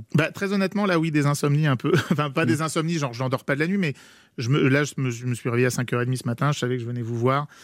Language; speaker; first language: French; native; French